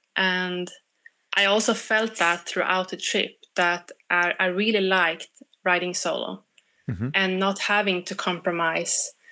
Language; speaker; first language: English; non-native, fluent; Swedish